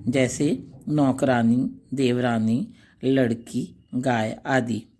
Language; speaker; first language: Hindi; native; Hindi